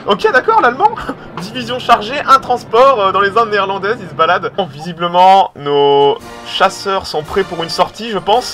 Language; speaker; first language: French; native; French